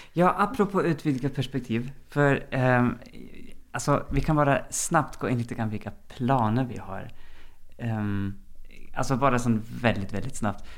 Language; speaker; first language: Norwegian; non-native, fluent; German